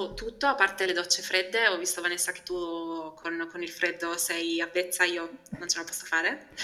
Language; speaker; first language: Italian; early bilingual, other home language; Albanian